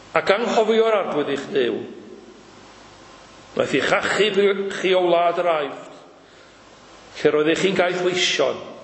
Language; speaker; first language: Welsh; native; Welsh